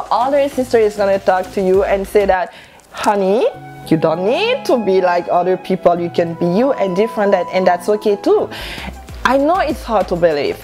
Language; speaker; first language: English; non-native, local second language; French